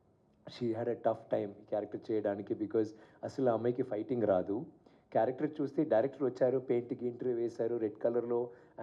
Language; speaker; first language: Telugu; non-native, learner; Tamil